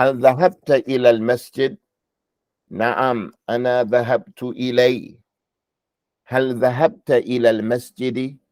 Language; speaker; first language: Arabic; non-native, fluent; English